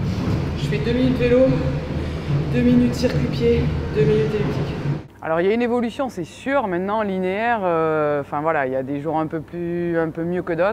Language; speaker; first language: French; native; French